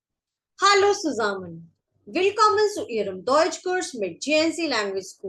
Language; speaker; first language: German; non-native, fluent; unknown